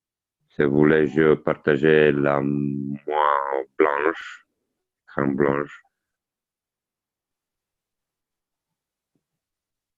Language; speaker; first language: French; non-native, learner; Italian